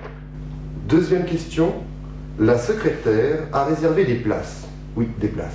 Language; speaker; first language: French; native; French